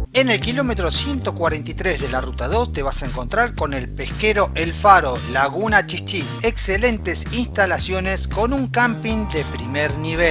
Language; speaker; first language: Spanish; native; Spanish